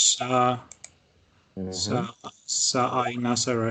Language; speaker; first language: Filipino; non-native, learner; Russian